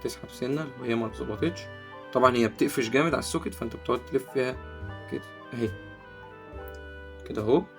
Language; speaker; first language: Arabic; native; Arabic